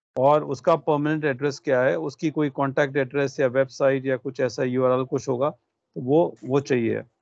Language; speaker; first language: Hindi; non-native, local second language; Punjabi